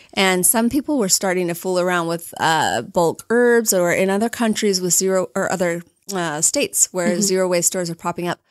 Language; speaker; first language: English; native; English